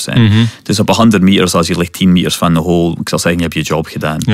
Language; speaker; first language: Dutch; non-native, fluent; English